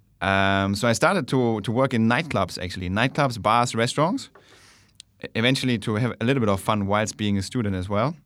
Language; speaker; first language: English; non-native, fluent; German